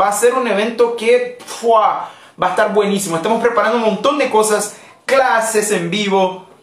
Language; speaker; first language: Spanish; non-native, fluent; Portuguese